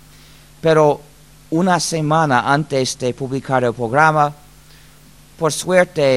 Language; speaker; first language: Spanish; non-native, fluent; English